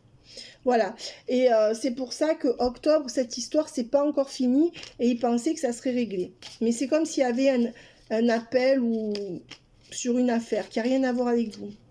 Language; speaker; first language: French; native; French